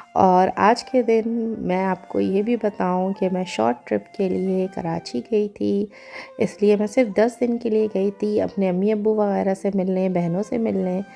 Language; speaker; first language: Urdu; native; Urdu